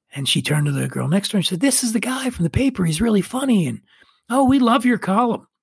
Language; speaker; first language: English; native; English